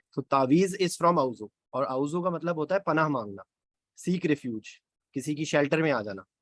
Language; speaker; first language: Urdu; native; Urdu